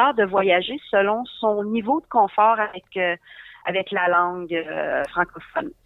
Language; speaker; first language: French; native; French